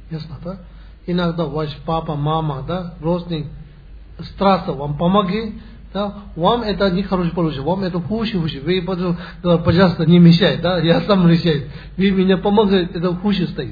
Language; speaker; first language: Russian; non-native, learner; Tibetan